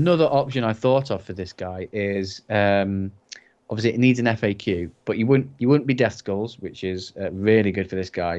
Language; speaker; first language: English; native; English